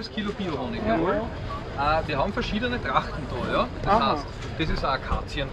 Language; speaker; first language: German; native; German